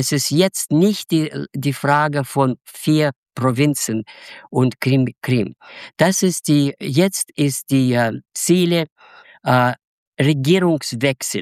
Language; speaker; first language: German; non-native, fluent; Russian